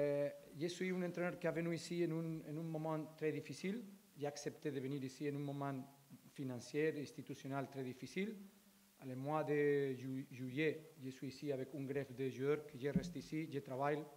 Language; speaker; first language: French; non-native, learner; Spanish